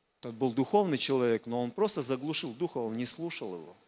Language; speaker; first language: Russian; native; Russian